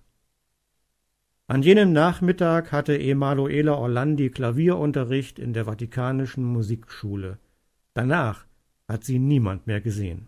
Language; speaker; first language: German; native; German